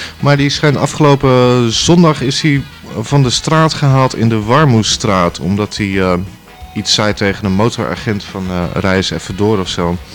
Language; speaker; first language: Dutch; native; Dutch